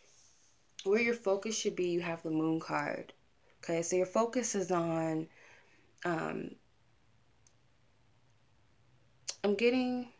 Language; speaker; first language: English; native; English